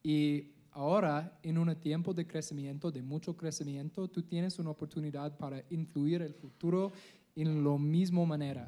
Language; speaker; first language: Spanish; non-native, learner; English